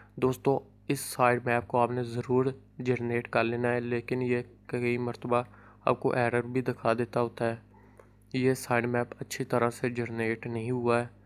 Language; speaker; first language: Urdu; non-native, local second language; Punjabi